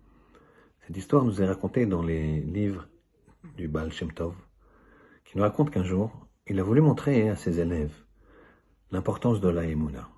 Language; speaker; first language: French; native; French